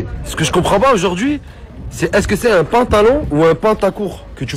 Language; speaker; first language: French; native; French